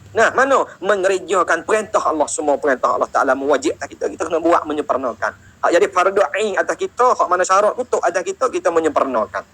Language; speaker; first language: Malay; native; Malay